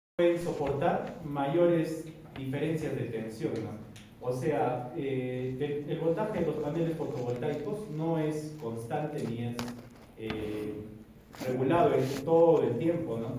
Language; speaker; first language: Spanish; native; Spanish